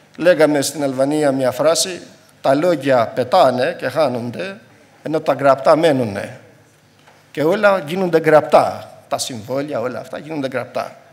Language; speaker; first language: Greek; non-native, fluent; Albanian